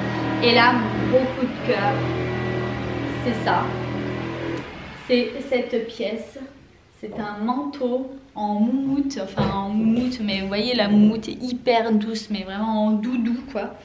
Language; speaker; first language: French; native; French